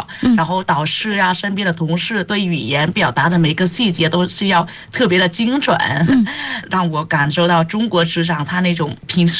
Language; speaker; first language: Chinese; non-native, fluent; Vietnamese